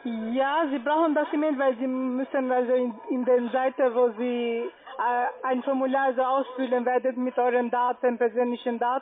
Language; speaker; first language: German; non-native, learner; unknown